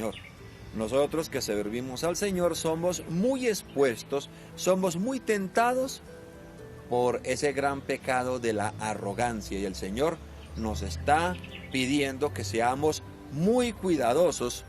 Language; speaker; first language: Spanish; native; Spanish